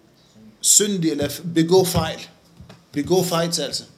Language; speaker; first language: Danish; non-native, fluent; Arabic